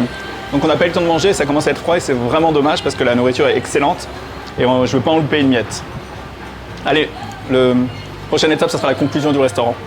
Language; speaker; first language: French; native; French